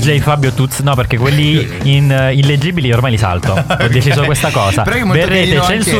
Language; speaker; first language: Italian; native; Italian